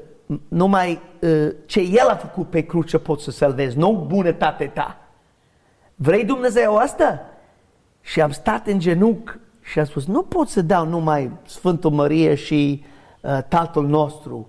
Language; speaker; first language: Romanian; non-native, learner; English